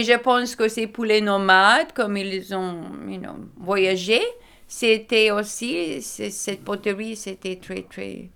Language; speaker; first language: French; non-native, learner; Lithuanian